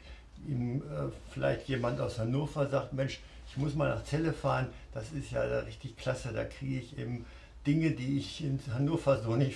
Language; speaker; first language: German; native; German